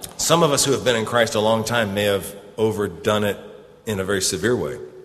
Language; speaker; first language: English; native; English